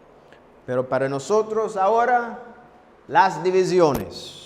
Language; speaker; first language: Spanish; non-native, fluent; English